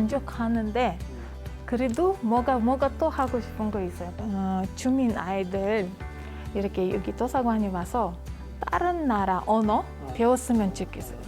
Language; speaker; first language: Korean; non-native, learner; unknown